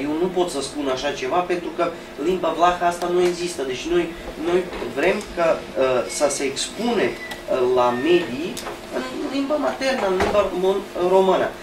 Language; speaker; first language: Romanian; early bilingual, heritage; Romanian